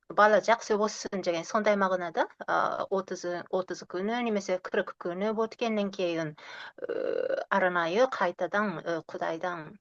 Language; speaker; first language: Kazakh; non-native, fluent; Japanese